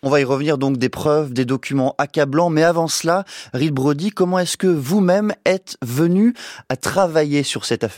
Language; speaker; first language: French; native; French